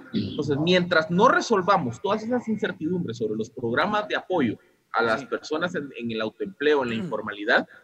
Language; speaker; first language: Spanish; non-native, fluent; Dutch